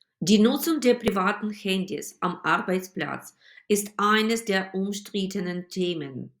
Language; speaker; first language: German; non-native, fluent; Ukrainian